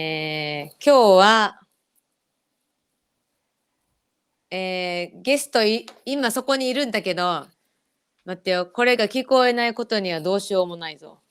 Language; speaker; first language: Japanese; native; Japanese